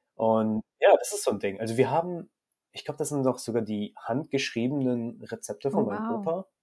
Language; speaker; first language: German; native; German